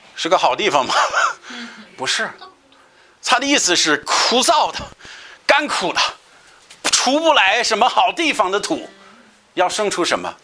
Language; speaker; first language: Chinese; non-native, fluent; English